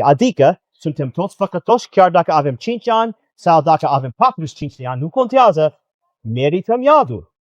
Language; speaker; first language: Romanian; non-native, learner; English